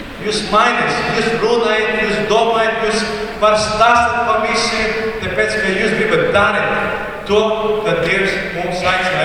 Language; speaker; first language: Latvian; non-native, learner; Portuguese